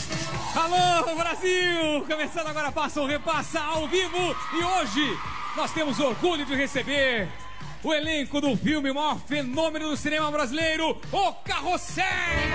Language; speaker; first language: Portuguese; native; Portuguese